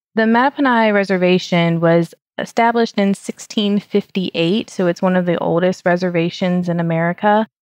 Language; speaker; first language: English; native; English